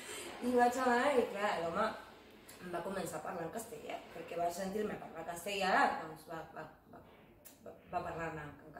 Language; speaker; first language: Catalan; non-native, learner; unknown